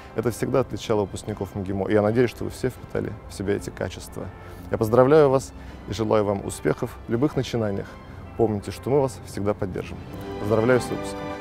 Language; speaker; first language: Russian; native; Russian